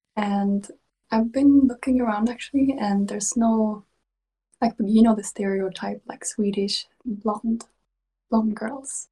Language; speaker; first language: English; non-native, fluent; Swedish